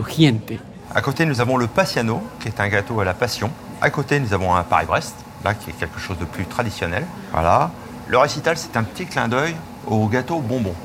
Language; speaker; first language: French; native; French